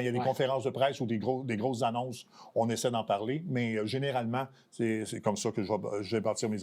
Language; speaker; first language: French; native; French